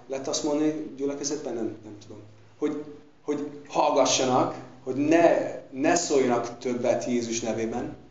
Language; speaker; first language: Hungarian; non-native, fluent; English